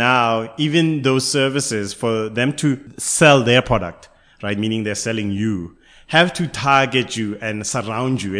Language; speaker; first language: English; non-native, local second language; Tswana